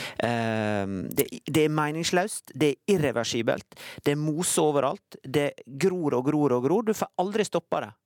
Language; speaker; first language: Norwegian; native; Norwegian